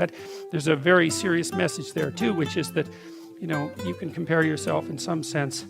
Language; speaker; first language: English; native; English